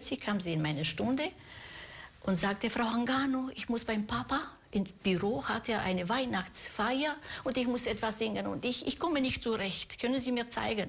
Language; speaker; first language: German; non-native, fluent; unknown